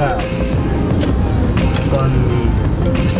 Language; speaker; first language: Spanish; non-native, learner; Portuguese